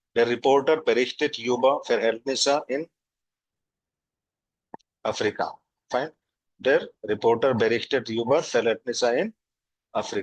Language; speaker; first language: German; non-native, fluent; Hindi